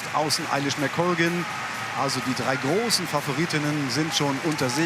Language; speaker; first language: German; native; German